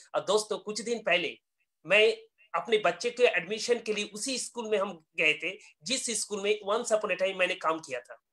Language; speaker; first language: Hindi; non-native, local second language; Bangla